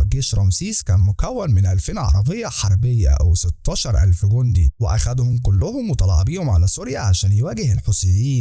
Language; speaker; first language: Arabic; native; Arabic